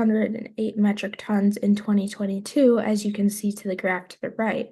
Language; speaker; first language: English; native; English